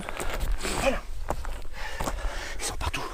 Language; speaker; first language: French; native; French